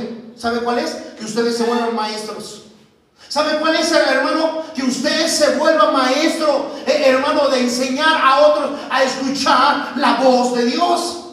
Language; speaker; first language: Spanish; native; Spanish